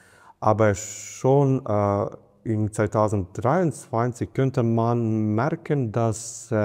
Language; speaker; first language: German; non-native, fluent; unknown